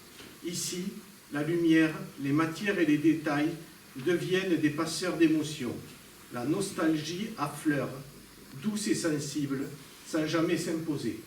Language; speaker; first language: French; native; French